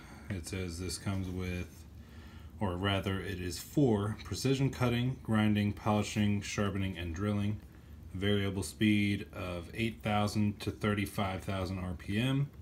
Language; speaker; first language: English; native; English